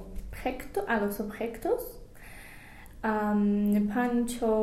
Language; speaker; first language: Spanish; non-native, learner; English